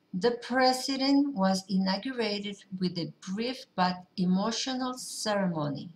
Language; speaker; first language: English; early bilingual, other home language; Spanish